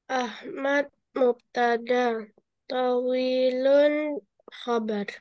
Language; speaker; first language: Arabic; non-native, learner; Indonesian